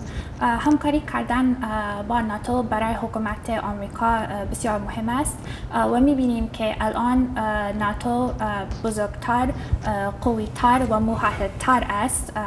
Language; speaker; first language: Persian; non-native, fluent; English